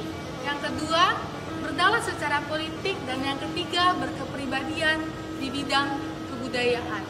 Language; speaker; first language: Indonesian; native; Indonesian